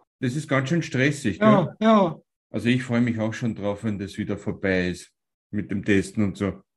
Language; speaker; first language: German; native; German